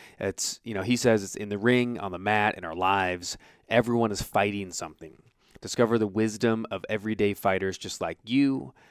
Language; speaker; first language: English; native; English